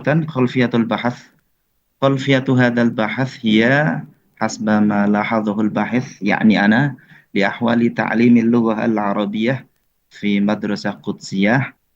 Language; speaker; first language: Arabic; non-native, fluent; Indonesian